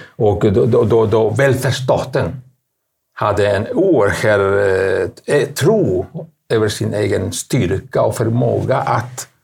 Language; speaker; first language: Swedish; non-native, fluent; Spanish